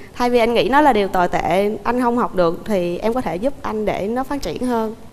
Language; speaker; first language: Vietnamese; native; Vietnamese